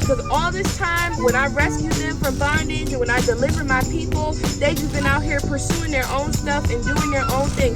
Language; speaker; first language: English; native; English